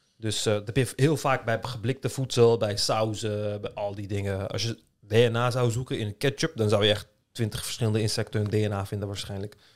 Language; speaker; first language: Dutch; early bilingual, other home language; Turkish